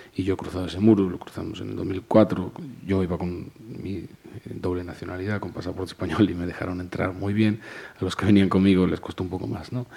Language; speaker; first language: Spanish; native; Spanish